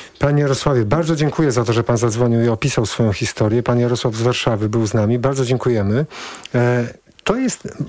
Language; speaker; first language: Polish; native; Polish